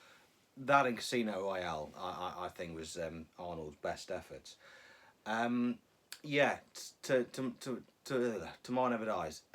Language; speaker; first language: English; native; English